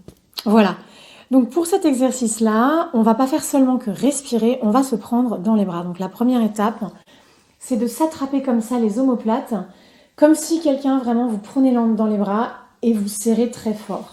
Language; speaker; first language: French; native; French